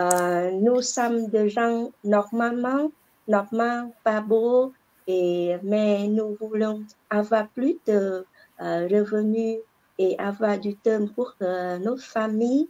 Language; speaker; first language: French; non-native, learner; Vietnamese